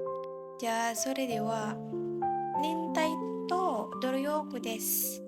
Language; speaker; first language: Japanese; non-native, learner; Indonesian